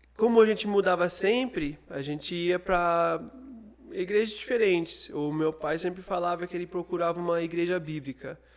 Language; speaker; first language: Portuguese; non-native, fluent; English